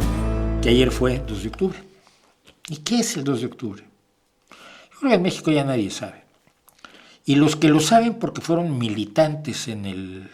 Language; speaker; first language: Spanish; native; Spanish